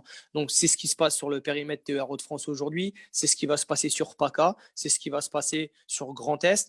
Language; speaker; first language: French; native; French